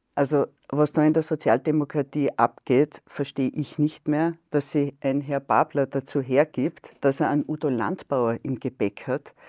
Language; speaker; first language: German; native; German